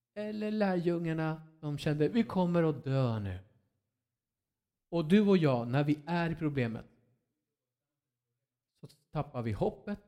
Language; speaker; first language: Swedish; non-native, fluent; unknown